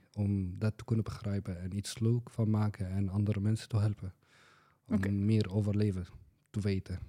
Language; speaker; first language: Dutch; non-native, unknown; Arabic